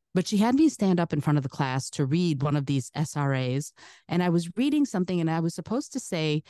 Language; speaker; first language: English; early bilingual, other home language; Russian